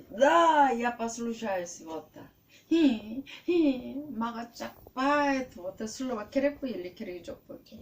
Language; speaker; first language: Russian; non-native, learner; Korean